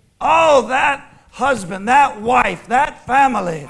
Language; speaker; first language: English; native; English